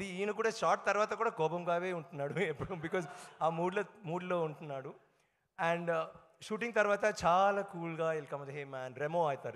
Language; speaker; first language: Telugu; non-native, learner; Tamil